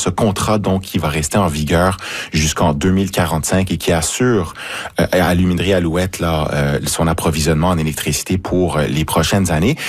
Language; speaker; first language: French; native; French